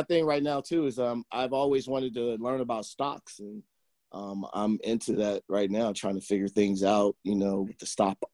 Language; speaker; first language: English; native; English